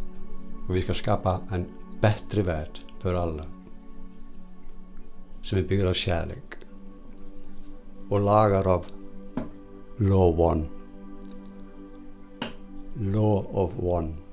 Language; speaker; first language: Swedish; non-native, fluent; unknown